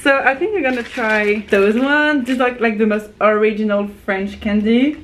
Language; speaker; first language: English; non-native, fluent; French